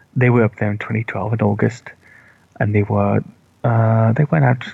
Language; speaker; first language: English; native; English